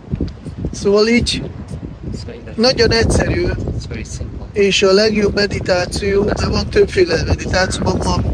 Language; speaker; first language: Hungarian; non-native, fluent; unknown